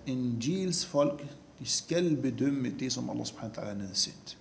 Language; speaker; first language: Danish; non-native, fluent; Arabic